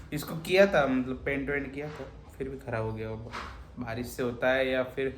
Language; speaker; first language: Hindi; non-native, local second language; Marathi